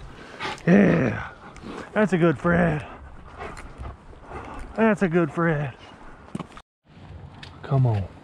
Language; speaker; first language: English; native; English